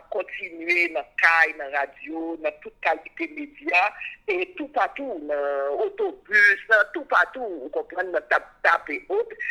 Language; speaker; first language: French; non-native, local second language; Haitian Creole